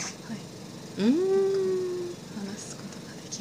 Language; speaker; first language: Japanese; non-native, learner; Persian